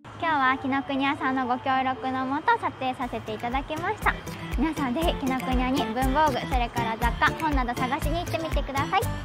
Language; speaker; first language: Japanese; native; Japanese